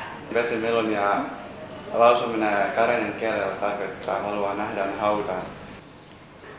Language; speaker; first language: Finnish; early bilingual, other home language; S'gaw Karen